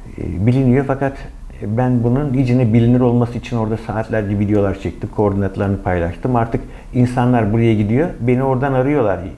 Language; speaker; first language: Turkish; native; Turkish